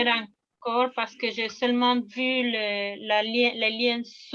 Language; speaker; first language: French; non-native, fluent; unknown